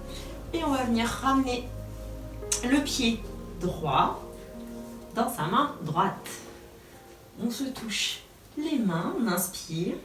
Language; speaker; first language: French; native; French